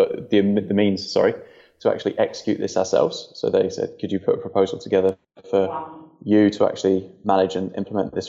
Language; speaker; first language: English; native; English